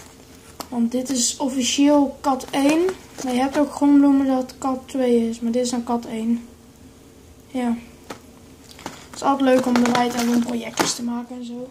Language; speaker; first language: Dutch; native; Dutch